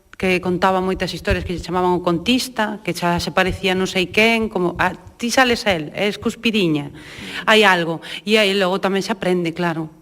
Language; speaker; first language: Galician; native; Galician